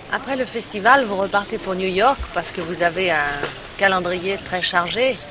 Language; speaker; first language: French; native; French